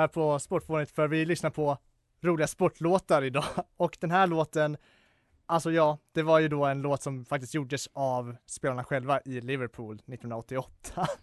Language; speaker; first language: Swedish; native; Swedish